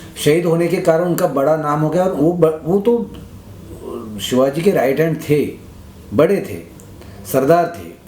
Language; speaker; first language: Hindi; non-native, local second language; Marathi